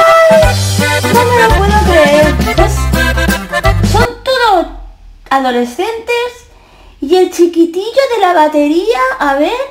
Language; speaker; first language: Spanish; native; Spanish